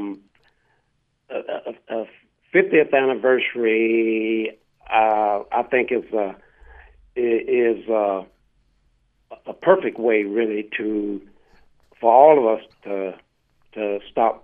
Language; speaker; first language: English; native; English